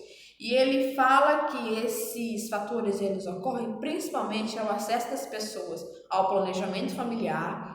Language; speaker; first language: Portuguese; native; Portuguese